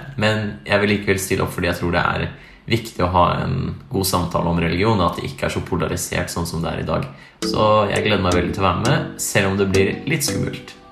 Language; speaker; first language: Norwegian; native; Norwegian